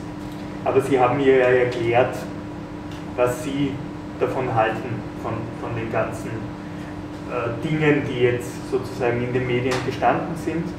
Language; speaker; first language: German; native; German